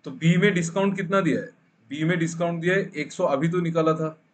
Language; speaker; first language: Hindi; non-native, local second language; Bangla